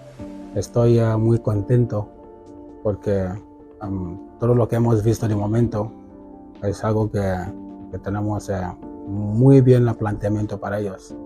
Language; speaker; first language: Spanish; non-native, fluent; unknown